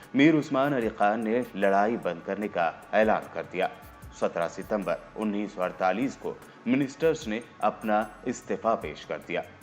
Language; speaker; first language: Urdu; native; Urdu